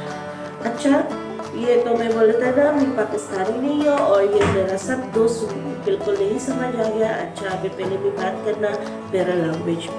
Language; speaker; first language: Hindi; non-native, learner; Filipino